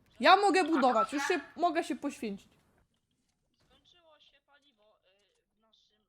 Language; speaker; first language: Polish; native; Polish